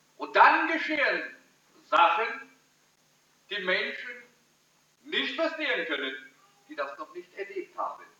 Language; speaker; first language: German; early bilingual, heritage; German